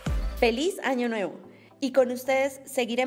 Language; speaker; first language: Spanish; native; Spanish